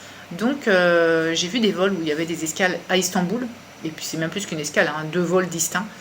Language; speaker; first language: French; native; French